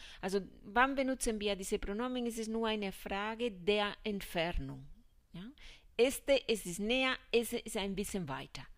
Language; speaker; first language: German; non-native, fluent; Spanish